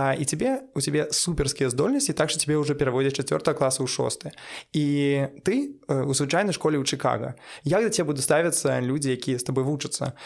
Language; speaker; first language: Belarusian; non-native, local second language; Russian